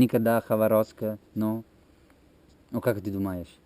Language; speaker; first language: Russian; non-native, learner; Italian